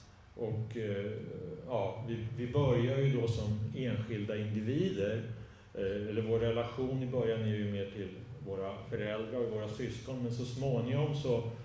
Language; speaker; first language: Swedish; native; Swedish